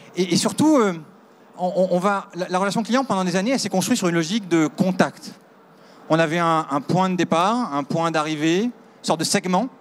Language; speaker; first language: French; native; French